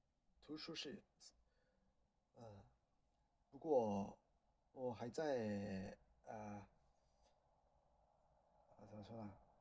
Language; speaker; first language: Chinese; non-native, learner; Japanese